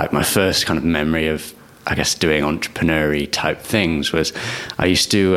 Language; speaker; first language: English; native; English